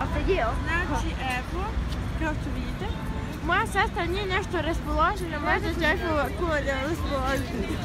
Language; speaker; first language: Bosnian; early bilingual, heritage; Serbian